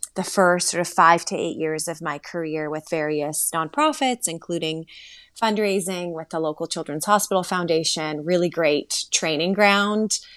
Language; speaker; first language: English; early bilingual, other home language; Slovak